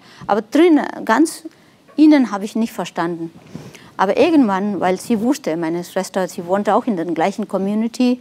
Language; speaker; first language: German; non-native, fluent; Nepali